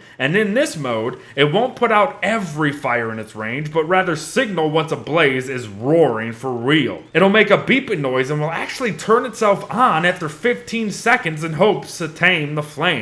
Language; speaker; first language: English; native; English